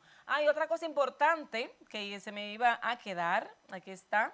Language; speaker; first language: Spanish; native; Spanish